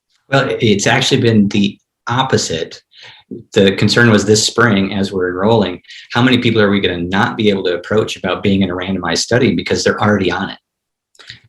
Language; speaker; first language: English; native; English